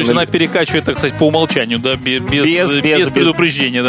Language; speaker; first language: Russian; native; Russian